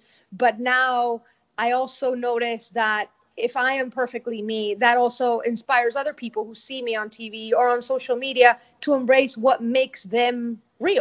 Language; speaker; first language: English; non-native, fluent; Spanish